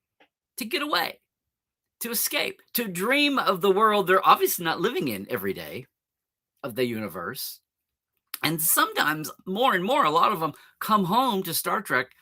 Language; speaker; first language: English; native; English